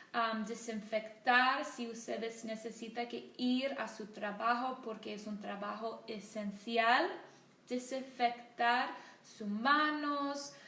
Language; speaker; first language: Spanish; non-native, learner; English